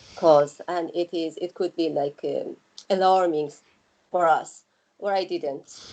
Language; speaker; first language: English; non-native, fluent; Persian